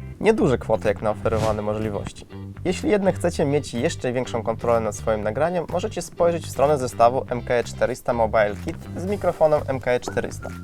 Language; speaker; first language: Polish; native; Polish